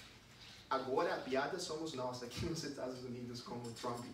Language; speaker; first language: Portuguese; non-native, fluent; English